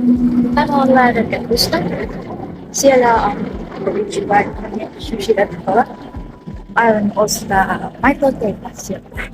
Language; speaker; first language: Finnish; non-native, learner; Vietnamese